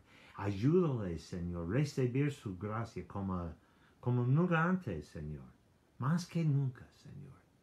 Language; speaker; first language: Spanish; non-native, learner; English